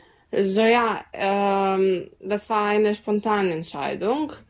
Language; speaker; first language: German; non-native, learner; Serbian